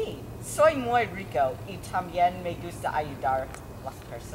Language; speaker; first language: Spanish; non-native, learner; English